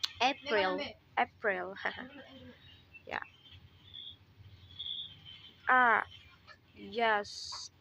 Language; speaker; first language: English; non-native, learner; Indonesian